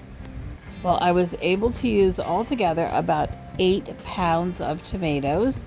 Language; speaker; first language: English; native; English